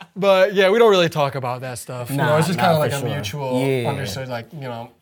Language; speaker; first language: English; early bilingual, other home language; Arabic